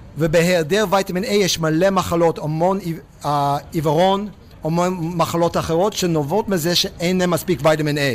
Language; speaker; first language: Hebrew; non-native, fluent; English